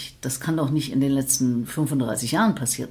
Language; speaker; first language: German; native; German